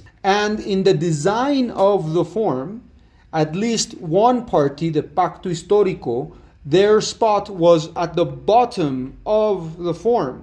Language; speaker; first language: English; non-native, fluent; Spanish